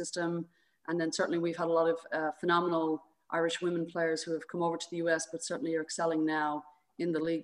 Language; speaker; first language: English; native; English